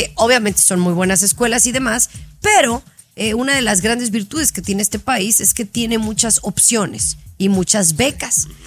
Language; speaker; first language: Spanish; native; Spanish